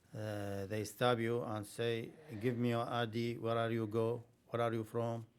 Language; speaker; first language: English; non-native, learner; Arabic